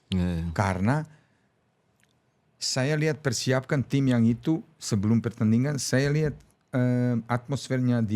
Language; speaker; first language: Indonesian; non-native, fluent; Serbian